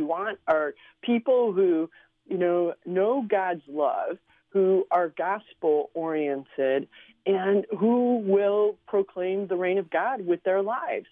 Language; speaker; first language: English; early bilingual, other home language; Slovenian